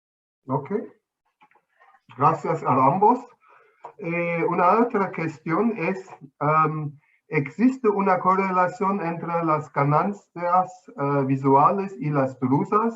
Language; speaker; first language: Spanish; non-native, fluent; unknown